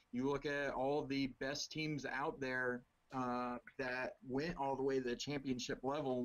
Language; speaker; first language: English; native; English